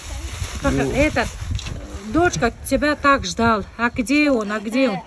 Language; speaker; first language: Russian; non-native, local second language; Shughni